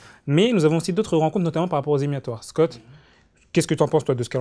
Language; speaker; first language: French; native; French